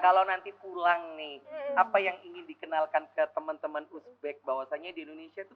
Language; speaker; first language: Indonesian; native; Indonesian